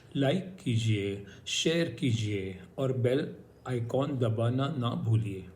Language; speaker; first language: Hindi; non-native, local second language; Marathi